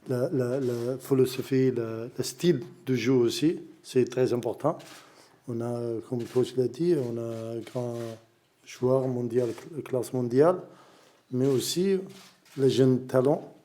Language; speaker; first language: French; non-native, learner; Arabic